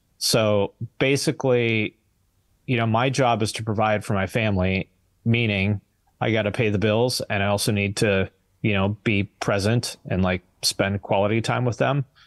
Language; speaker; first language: English; native; English